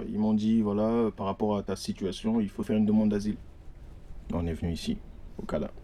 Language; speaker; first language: French; non-native, local second language; Lingala